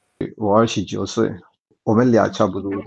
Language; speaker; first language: Chinese; non-native, learner; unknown